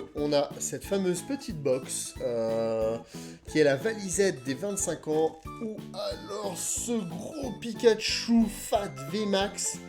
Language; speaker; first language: French; native; French